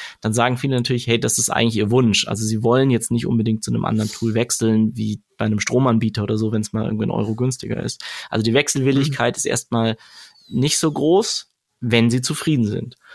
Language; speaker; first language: German; native; German